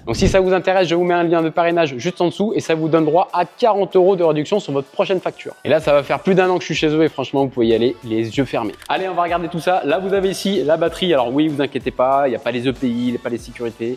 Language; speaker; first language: French; native; French